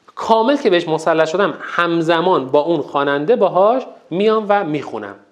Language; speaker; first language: Persian; non-native, local second language; Azerbaijani